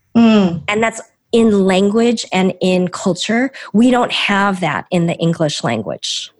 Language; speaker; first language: English; early bilingual, other home language; Korean